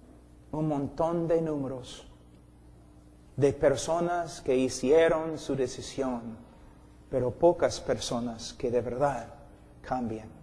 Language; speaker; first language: Spanish; non-native, fluent; English